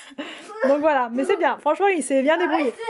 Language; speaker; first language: French; native; French